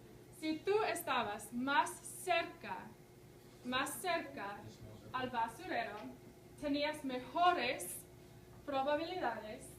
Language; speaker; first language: Spanish; non-native, fluent; English